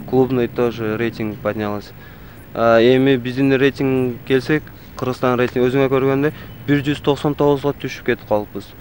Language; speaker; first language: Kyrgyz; non-native, local second language; Tajik